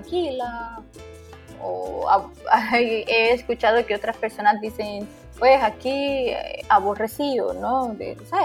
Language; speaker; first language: Spanish; native; Spanish